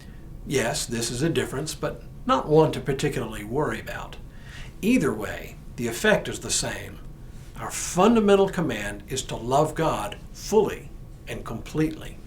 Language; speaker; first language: English; native; English